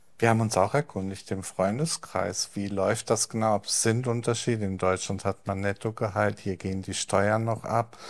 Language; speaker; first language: German; native; German